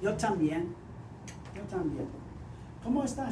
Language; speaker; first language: Spanish; non-native, fluent; English